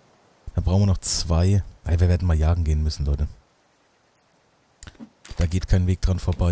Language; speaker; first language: German; native; German